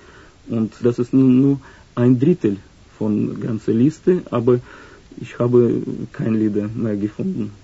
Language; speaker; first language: German; non-native, learner; Russian